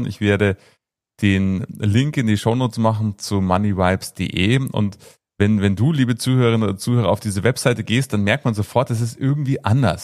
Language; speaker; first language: German; native; German